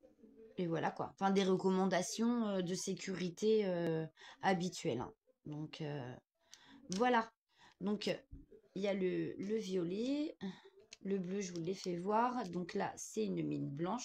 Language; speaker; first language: French; native; French